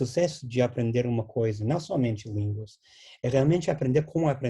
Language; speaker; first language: Portuguese; non-native, fluent; English